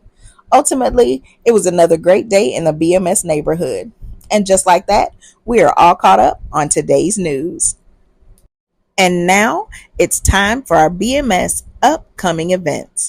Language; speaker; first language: English; native; English